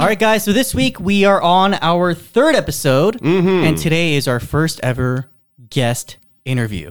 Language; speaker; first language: English; early bilingual, other home language; Korean